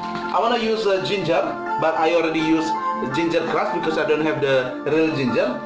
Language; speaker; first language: English; non-native, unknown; Indonesian